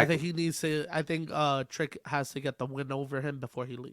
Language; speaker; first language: English; native; English